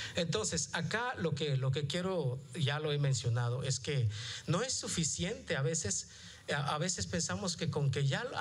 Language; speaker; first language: Spanish; non-native, local second language; Yucateco